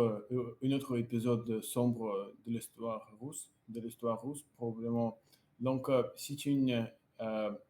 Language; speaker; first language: French; non-native, learner; Russian